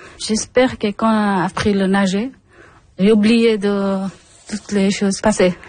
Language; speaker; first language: French; non-native, learner; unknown